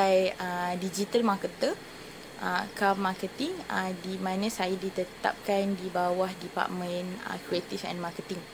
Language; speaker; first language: Malay; native; Malay